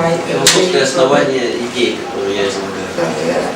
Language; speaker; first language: Russian; native; Russian